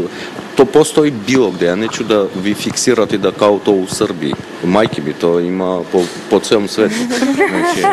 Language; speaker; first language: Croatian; non-native, fluent; Armenian